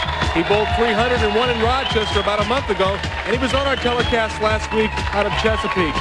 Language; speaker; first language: English; native; English